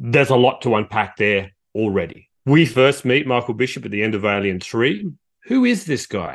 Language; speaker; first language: English; native; English